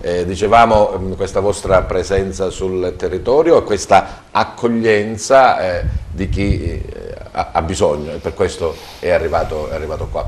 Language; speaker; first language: Italian; native; Italian